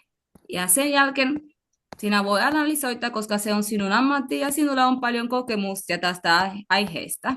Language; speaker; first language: Finnish; non-native, learner; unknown